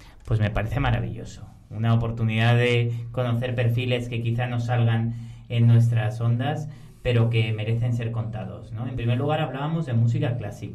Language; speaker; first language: Spanish; native; Spanish